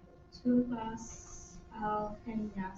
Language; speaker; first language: Spanish; non-native, learner; English